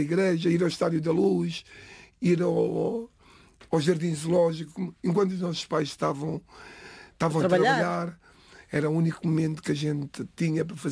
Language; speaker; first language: Portuguese; non-native, local second language; Kabuverdianu